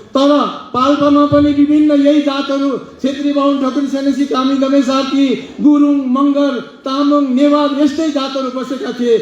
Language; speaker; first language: Nepali; native; Nepali